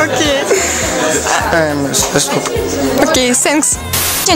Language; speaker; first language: English; non-native, learner; Russian